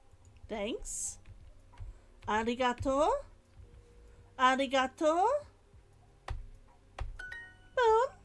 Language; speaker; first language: Japanese; non-native, learner; English